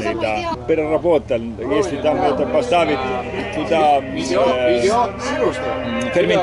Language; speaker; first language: Russian; non-native, fluent; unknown